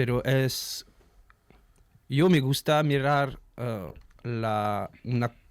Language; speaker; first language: Spanish; non-native, learner; French